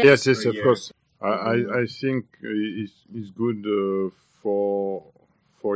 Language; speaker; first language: English; non-native, learner; French